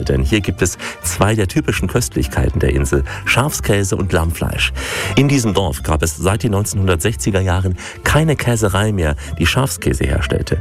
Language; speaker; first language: German; native; German